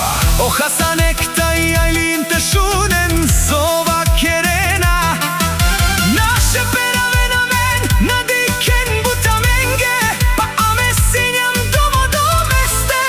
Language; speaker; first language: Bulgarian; non-native, local second language; Romany